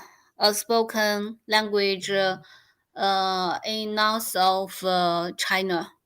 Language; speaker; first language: English; non-native, learner; Chinese